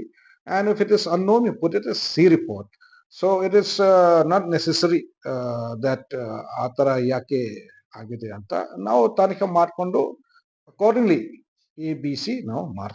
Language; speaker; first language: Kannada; non-native, fluent; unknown